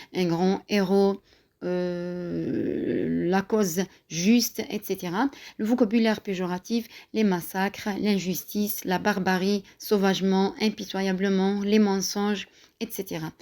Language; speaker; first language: French; non-native, local second language; Arabic